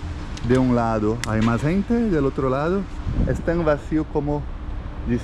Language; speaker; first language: Spanish; non-native, fluent; Portuguese